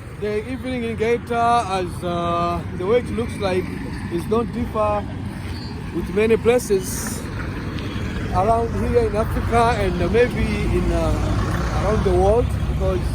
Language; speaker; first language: English; non-native, local second language; Swahili